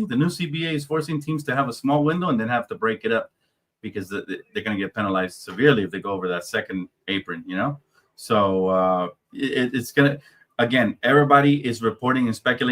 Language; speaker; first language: English; native; English